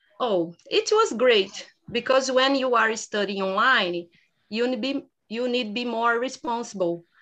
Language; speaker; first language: English; non-native, learner; Portuguese